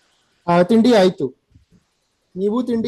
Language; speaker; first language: Kannada; non-native, learner; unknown